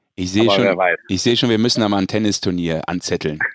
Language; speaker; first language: German; native; German